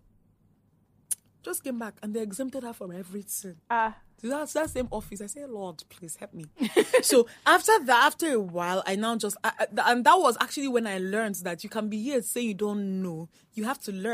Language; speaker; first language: English; non-native, local second language; Igbo